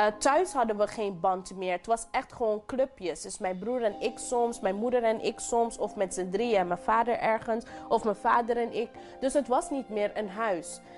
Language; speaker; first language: Dutch; non-native, local second language; English